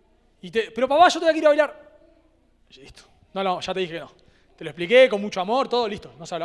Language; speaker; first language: Spanish; native; Spanish